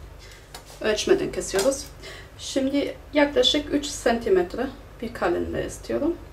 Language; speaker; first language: Turkish; non-native, fluent; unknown